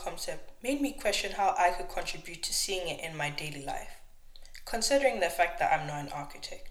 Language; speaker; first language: English; non-native, local second language; Akan